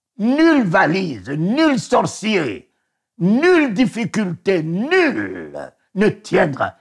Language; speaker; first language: French; non-native, local second language; Sango